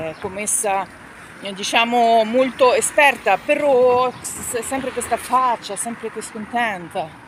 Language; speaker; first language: Italian; non-native, learner; Ukrainian